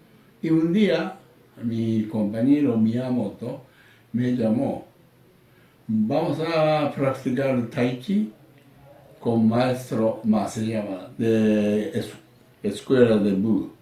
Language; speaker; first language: Spanish; non-native, learner; Japanese